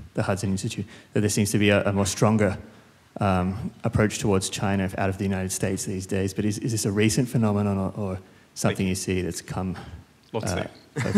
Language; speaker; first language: English; non-native, fluent; Khmer